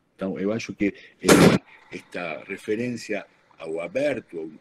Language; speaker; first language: Portuguese; non-native, learner; Spanish